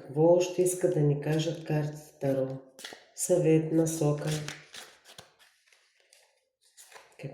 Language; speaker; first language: Bulgarian; native; Bulgarian